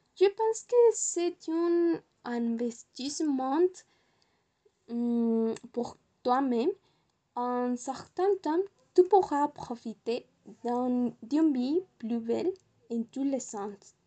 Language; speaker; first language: French; non-native, learner; Spanish